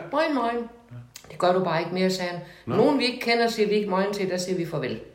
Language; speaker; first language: Danish; native; Danish